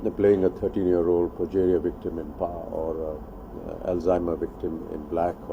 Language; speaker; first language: English; non-native, local second language; Hindi